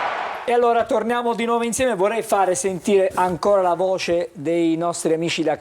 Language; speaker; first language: Italian; native; Italian